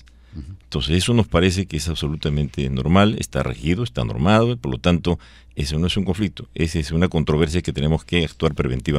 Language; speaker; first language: Spanish; native; Spanish